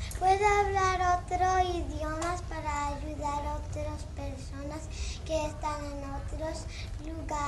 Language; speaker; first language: Spanish; non-native, learner; English